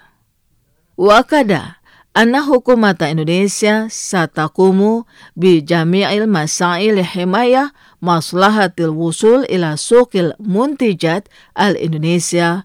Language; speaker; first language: Arabic; non-native, fluent; Indonesian